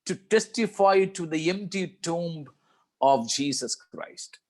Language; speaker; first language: English; non-native, local second language; Malayalam